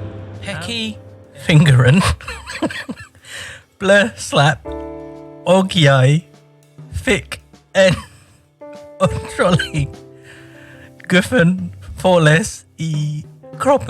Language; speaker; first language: Norwegian; non-native, learner; English